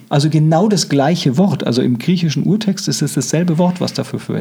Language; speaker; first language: German; native; German